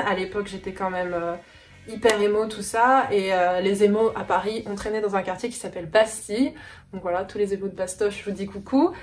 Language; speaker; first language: French; native; French